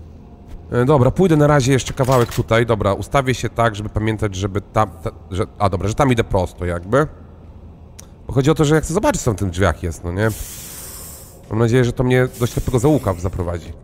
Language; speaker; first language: Polish; native; Polish